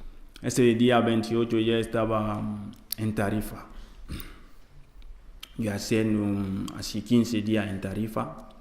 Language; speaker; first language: Spanish; non-native, learner; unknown